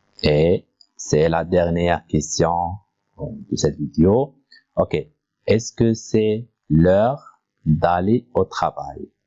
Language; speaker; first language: French; non-native, local second language; Arabic